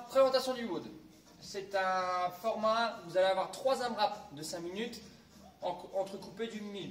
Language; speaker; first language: French; native; French